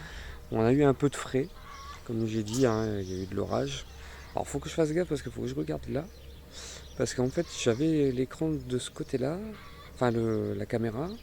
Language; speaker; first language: French; native; French